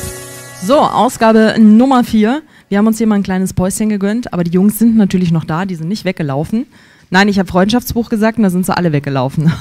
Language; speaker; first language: German; native; German